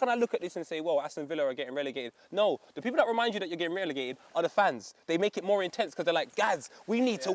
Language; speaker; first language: English; native; English